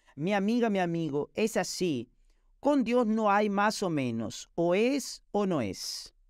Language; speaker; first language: Spanish; non-native, fluent; Portuguese